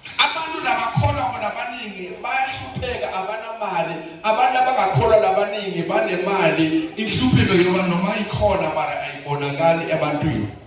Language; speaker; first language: Zulu; non-native, local second language; Swati